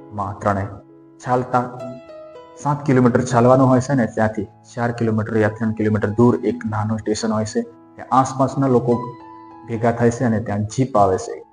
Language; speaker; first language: Gujarati; non-native, local second language; Bhili